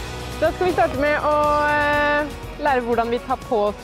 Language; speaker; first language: Norwegian; native; Norwegian